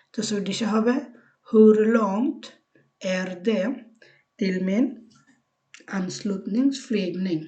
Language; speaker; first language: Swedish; non-native, fluent; Bangla